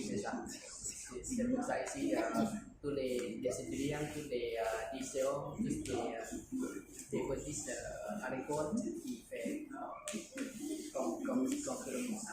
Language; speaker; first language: French; non-native, learner; Lao